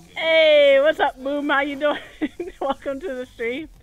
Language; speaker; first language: English; native; English